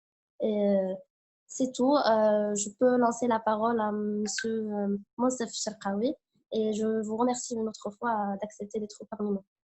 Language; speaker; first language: French; non-native, local second language; Arabic